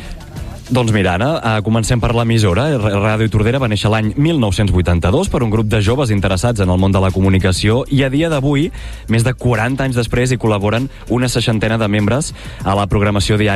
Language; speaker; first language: Catalan; native; Catalan